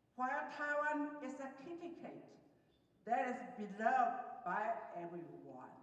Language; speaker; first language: English; non-native, fluent; Chinese